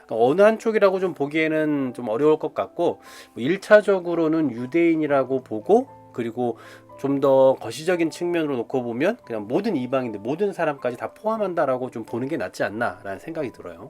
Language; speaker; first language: Korean; native; Korean